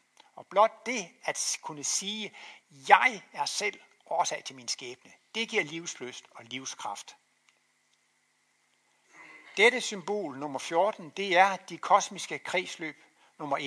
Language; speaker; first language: Danish; native; Danish